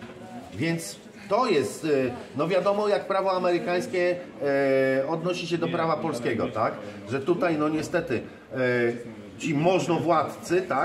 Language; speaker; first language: Polish; native; Polish